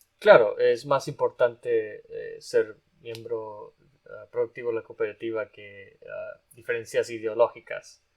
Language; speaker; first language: Spanish; non-native, fluent; English